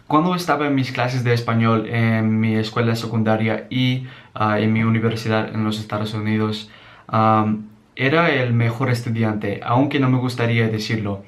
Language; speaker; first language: Spanish; non-native, learner; English